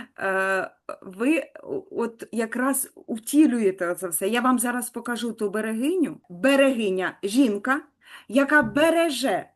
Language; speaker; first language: Ukrainian; native; Ukrainian